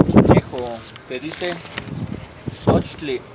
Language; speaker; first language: Spanish; non-native, local second language; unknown